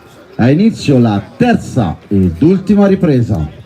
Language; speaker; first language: Italian; native; Italian